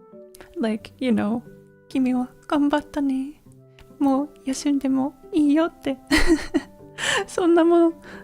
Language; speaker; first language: Japanese; non-native, learner; English